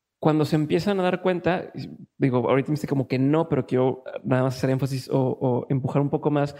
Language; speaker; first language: Spanish; native; Spanish